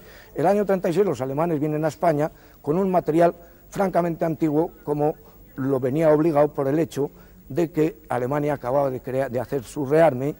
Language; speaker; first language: Spanish; native; Spanish